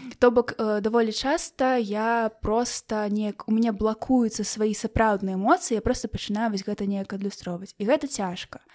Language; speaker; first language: Belarusian; native; Belarusian